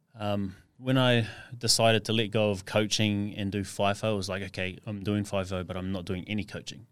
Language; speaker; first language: English; native; English